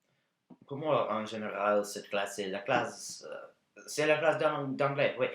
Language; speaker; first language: French; non-native, learner; English